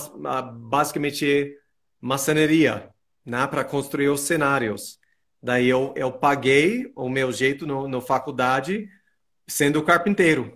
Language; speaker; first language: Portuguese; non-native, fluent; English